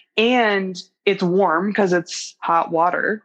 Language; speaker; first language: English; native; English